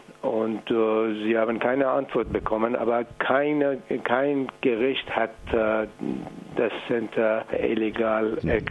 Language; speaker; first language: German; non-native, fluent; Persian